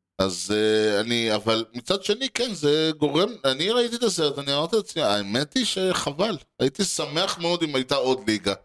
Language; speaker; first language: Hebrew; native; Hebrew